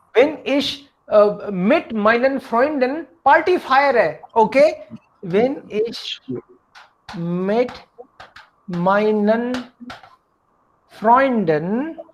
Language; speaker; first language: German; non-native, fluent; Hindi